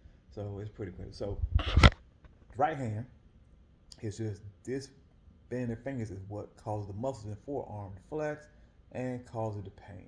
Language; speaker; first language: English; native; English